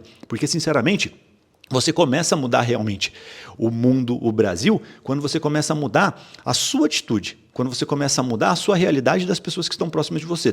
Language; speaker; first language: Portuguese; native; Portuguese